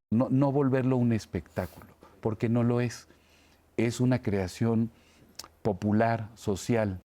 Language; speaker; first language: Spanish; native; Spanish